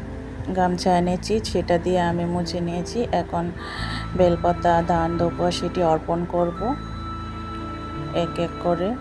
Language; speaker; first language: Bangla; native; Bangla